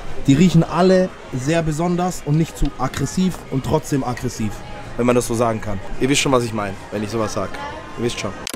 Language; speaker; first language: German; native; German